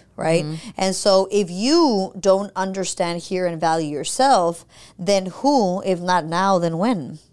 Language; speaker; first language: English; early bilingual, other home language; Spanish